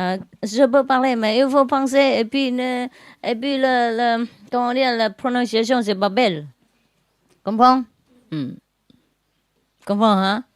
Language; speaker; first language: French; non-native, learner; Vietnamese